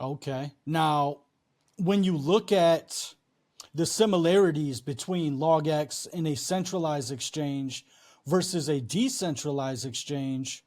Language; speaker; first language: English; native; English